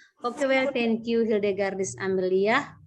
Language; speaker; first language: English; non-native, local second language; Indonesian